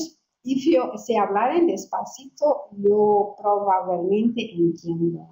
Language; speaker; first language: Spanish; non-native, learner; Portuguese